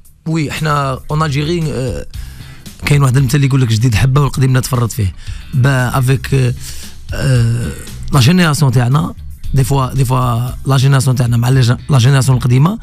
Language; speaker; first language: French; non-native, local second language; Arabic